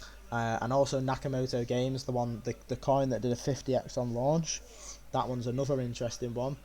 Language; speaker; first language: English; native; English